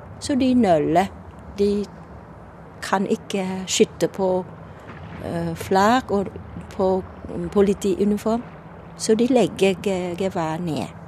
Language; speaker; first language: Norwegian; non-native, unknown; Vietnamese